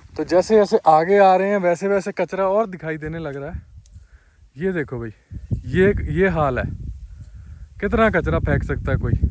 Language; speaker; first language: Hindi; non-native, local second language; Punjabi